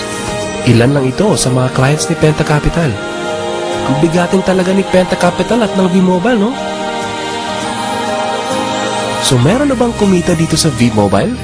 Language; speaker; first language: Filipino; native; Filipino